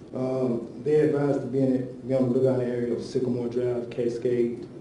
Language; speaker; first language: English; native; English